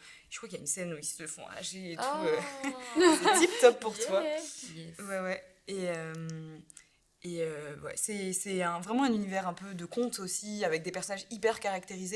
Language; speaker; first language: French; native; French